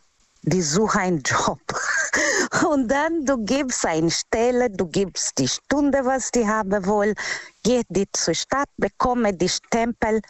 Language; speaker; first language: German; non-native, learner; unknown